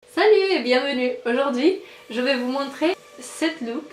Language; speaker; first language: French; non-native, fluent; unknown